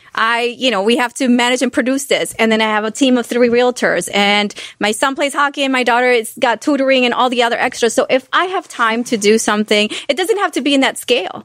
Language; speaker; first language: English; non-native, fluent; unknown